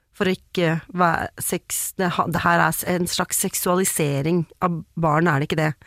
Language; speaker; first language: Norwegian; native; Norwegian